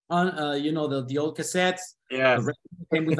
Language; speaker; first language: English; non-native, fluent; Spanish